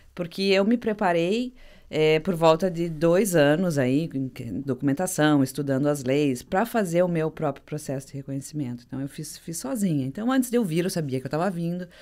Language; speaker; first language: Portuguese; native; Portuguese